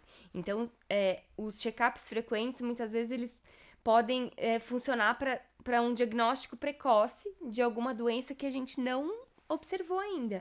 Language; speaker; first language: Portuguese; native; Portuguese